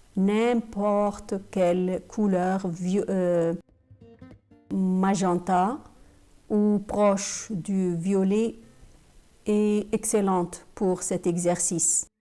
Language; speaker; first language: French; non-native, fluent; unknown